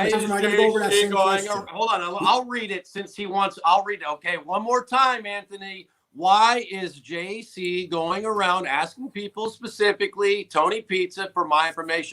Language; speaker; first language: English; native; English